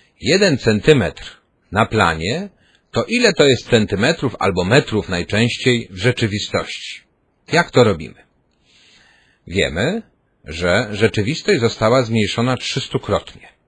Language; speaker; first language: Polish; native; Polish